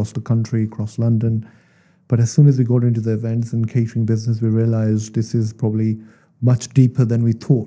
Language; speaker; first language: English; non-native, local second language; Urdu